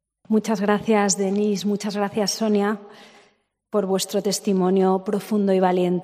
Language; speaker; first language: Spanish; native; Spanish